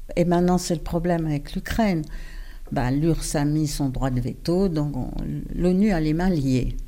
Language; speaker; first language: French; native; French